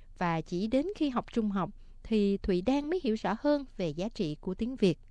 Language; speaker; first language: Vietnamese; native; Vietnamese